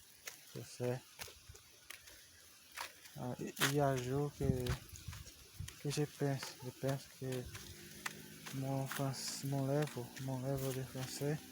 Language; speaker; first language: French; non-native, learner; Portuguese